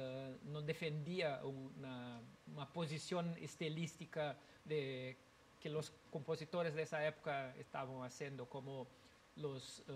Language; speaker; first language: Spanish; non-native, learner; Portuguese